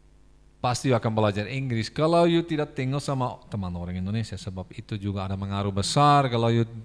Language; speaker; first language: Indonesian; non-native, fluent; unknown